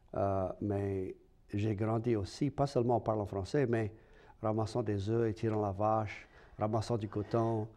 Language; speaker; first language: French; native; French